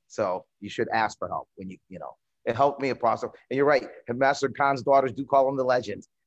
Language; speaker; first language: English; early bilingual, other home language; Spanish